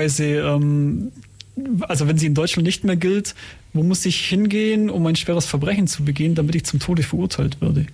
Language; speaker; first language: German; native; German